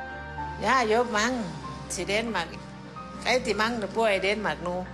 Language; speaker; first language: Danish; non-native, learner; Thai